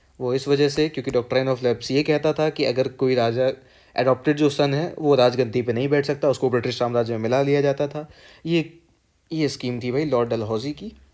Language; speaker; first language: Hindi; native; Hindi